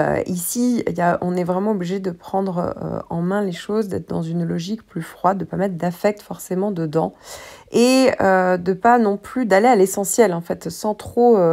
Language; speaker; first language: French; native; French